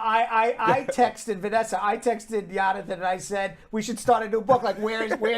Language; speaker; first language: English; native; English